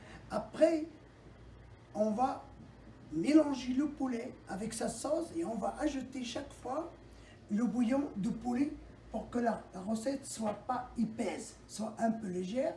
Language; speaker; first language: French; non-native, local second language; Arabic